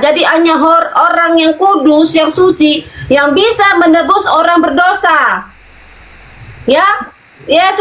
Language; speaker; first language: Indonesian; native; Indonesian